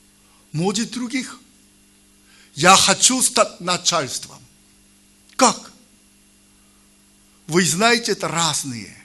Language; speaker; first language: Russian; non-native, learner; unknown